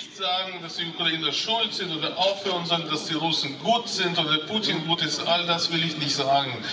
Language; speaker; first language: German; non-native, fluent; Russian